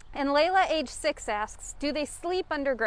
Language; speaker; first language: English; native; English